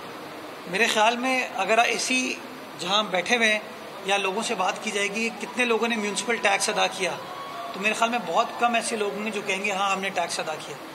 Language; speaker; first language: Urdu; native; Urdu